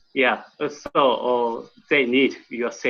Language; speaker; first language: English; non-native, learner; Japanese